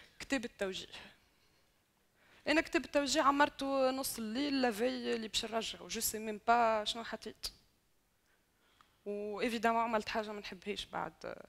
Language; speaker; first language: Arabic; native; Arabic